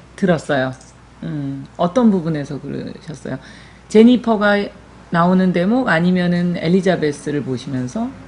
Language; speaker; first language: Korean; native; Korean